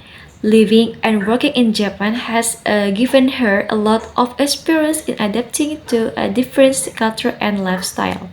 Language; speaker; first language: English; non-native, learner; Indonesian